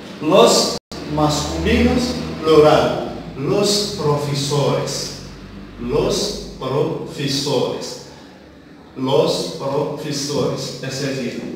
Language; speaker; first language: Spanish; non-native, fluent; Arabic